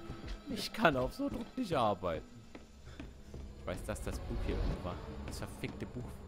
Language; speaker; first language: German; native; German